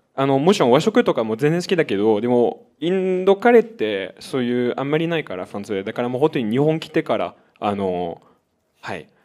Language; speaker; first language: Japanese; non-native, fluent; French